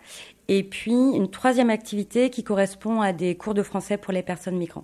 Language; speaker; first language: French; native; French